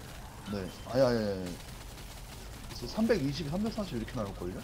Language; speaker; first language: Korean; native; Korean